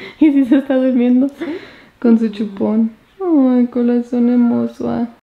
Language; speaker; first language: Spanish; early bilingual, heritage; Spanish